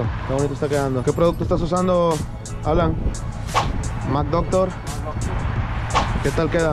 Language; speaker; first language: Spanish; native; Spanish